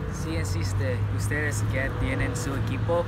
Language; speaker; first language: Spanish; non-native, learner; English